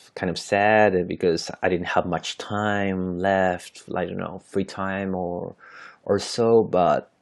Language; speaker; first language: English; non-native, fluent; Spanish